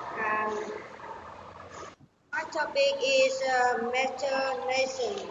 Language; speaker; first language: English; non-native, learner; Vietnamese